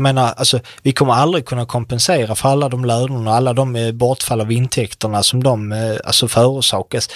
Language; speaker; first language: Swedish; native; Swedish